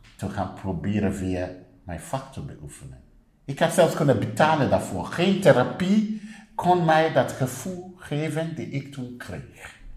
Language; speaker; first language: Dutch; non-native, fluent; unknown